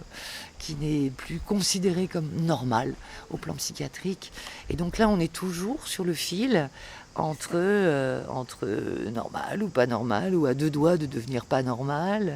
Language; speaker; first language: French; native; French